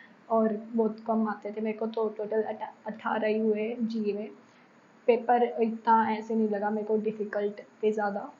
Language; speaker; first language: Hindi; native; Hindi